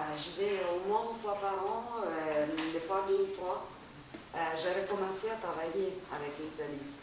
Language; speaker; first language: French; non-native, fluent; Italian